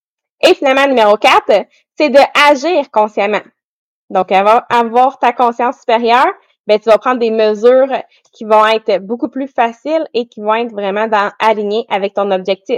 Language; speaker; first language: French; native; French